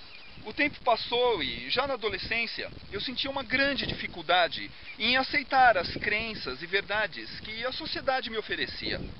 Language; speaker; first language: Portuguese; native; Portuguese